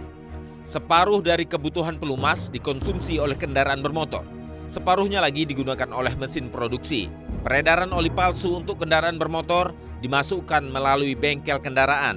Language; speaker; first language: Indonesian; native; Indonesian